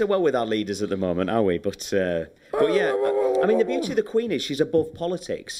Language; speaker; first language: English; native; English